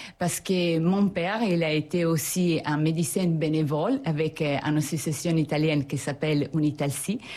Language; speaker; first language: French; non-native, fluent; Italian